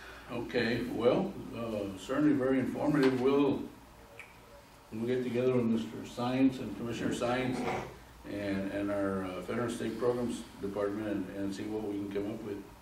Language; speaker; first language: English; early bilingual, other home language; Spanish